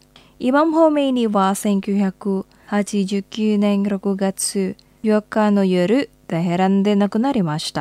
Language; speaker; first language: Japanese; non-native, fluent; Indonesian